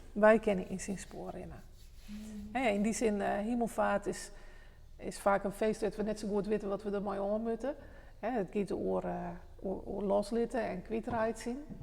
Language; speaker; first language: Dutch; non-native, local second language; Western Frisian